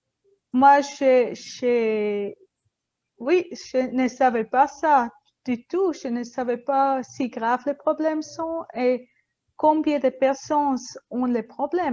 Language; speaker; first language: French; non-native, learner; Spanish